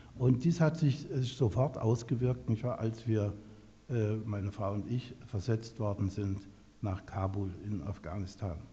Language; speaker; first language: German; native; German